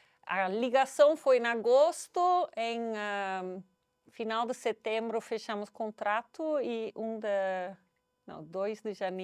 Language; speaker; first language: Portuguese; non-native, fluent; Dutch